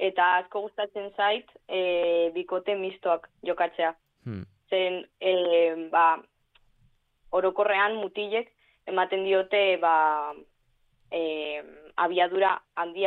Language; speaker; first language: Basque; non-native, local second language; Spanish